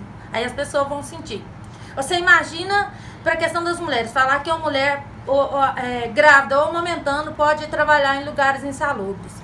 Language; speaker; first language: Portuguese; native; Portuguese